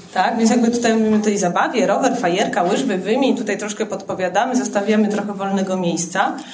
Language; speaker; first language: Polish; native; Polish